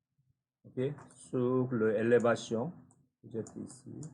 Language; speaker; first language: French; non-native, fluent; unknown